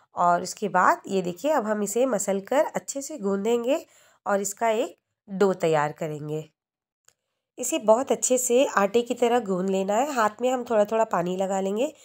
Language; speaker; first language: Hindi; native; Hindi